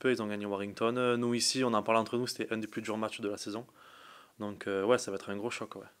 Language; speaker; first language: French; native; French